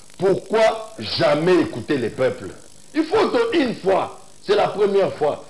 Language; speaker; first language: French; non-native, local second language; Luba-Lulua